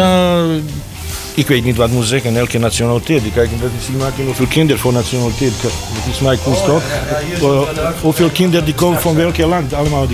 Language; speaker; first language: Dutch; non-native, learner; Bosnian